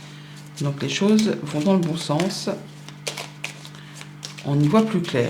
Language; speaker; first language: French; native; French